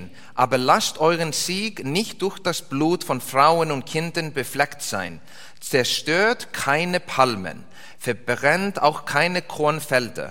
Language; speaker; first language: German; non-native, learner; English